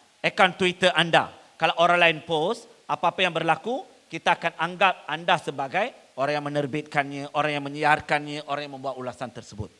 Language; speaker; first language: Malay; non-native, local second language; Tamil